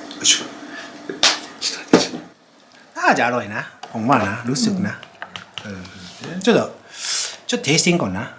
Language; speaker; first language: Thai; non-native, fluent; Japanese